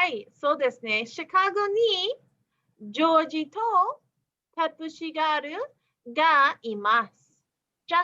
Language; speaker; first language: Japanese; non-native, fluent; English